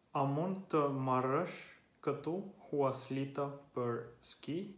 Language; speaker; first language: Albanian; non-native, learner; Finnish